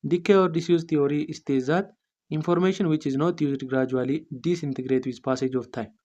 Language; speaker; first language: English; non-native, local second language; Amharic